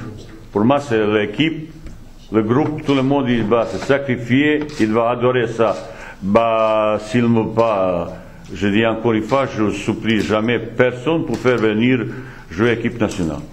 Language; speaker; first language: French; non-native, fluent; Bosnian